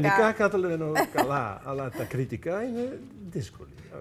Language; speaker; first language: Greek; non-native, learner; Dutch